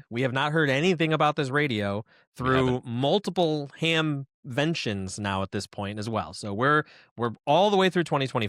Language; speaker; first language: English; native; English